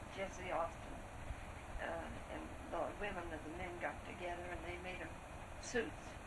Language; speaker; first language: English; native; English